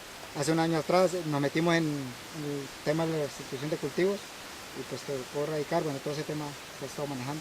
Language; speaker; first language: Spanish; native; Spanish